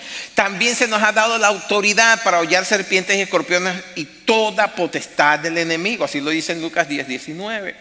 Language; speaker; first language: Spanish; native; Spanish